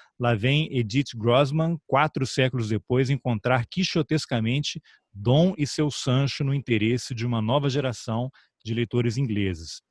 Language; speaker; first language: Portuguese; native; Portuguese